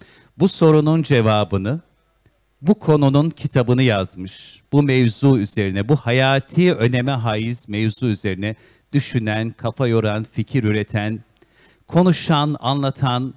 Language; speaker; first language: Turkish; native; Turkish